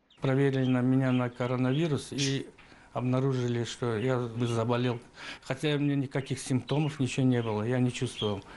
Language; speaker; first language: Russian; native; Russian